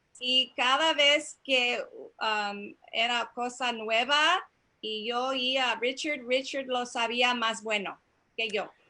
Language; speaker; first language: Spanish; non-native, learner; English